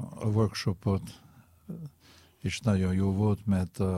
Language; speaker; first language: Hungarian; non-native, fluent; French